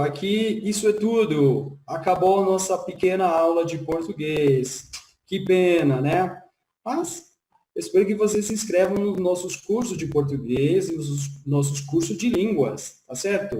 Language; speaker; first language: Portuguese; non-native, fluent; Spanish